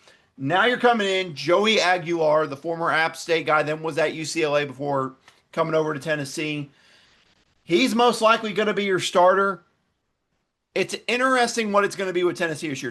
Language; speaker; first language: English; native; English